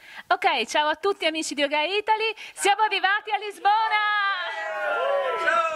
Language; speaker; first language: Italian; native; Italian